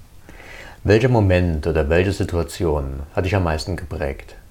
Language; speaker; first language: German; native; German